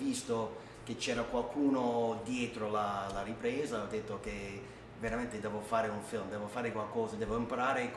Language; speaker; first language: Italian; non-native, learner; English